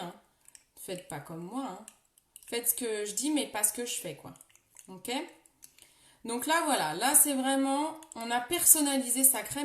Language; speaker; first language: French; native; French